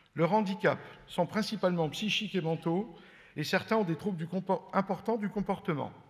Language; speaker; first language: French; native; French